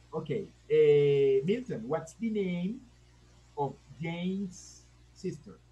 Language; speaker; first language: English; non-native, fluent; Spanish